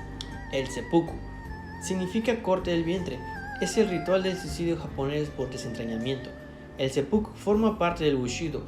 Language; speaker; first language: Spanish; native; Spanish